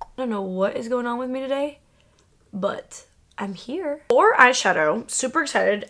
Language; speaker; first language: English; early bilingual, other home language; Spanish